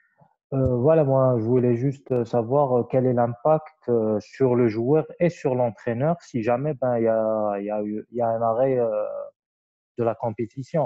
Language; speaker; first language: French; non-native, local second language; Arabic